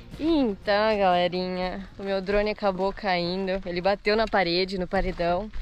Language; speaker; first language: Portuguese; native; Portuguese